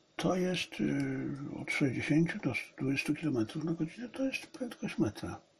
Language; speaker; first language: Polish; early bilingual, other home language; Chinese